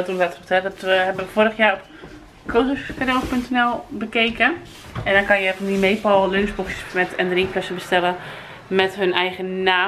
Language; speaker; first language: Dutch; native; Dutch